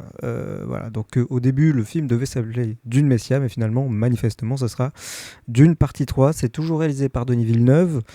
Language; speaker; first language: French; native; French